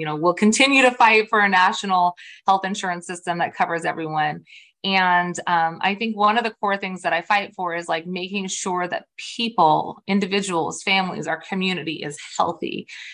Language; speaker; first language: English; early bilingual, other home language; Spanish